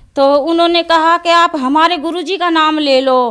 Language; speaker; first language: Hindi; native; Hindi